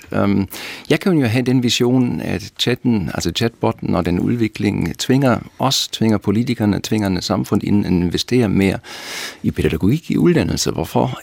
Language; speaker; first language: Danish; non-native, fluent; German